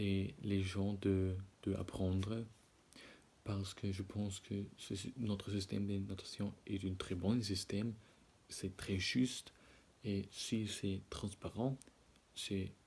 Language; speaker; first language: French; non-native, learner; German